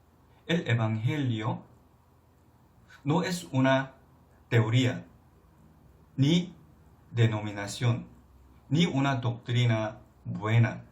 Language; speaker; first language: Spanish; non-native, fluent; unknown